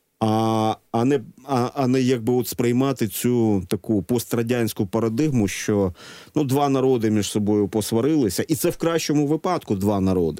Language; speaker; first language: Ukrainian; native; Ukrainian